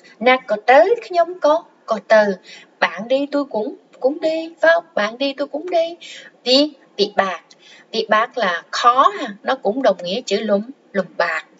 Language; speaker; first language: Vietnamese; non-native, local second language; Khmer